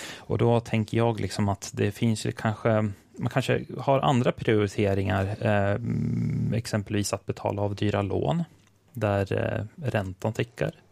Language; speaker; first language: Swedish; early bilingual, other home language; Serbian